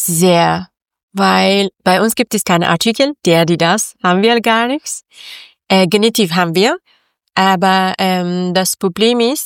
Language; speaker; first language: German; non-native, learner; Persian